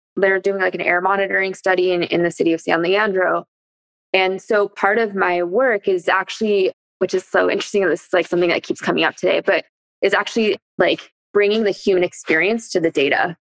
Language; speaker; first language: English; native; English